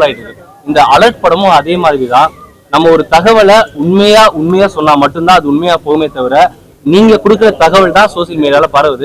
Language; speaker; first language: Tamil; native; Tamil